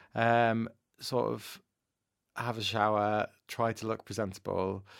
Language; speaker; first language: English; native; English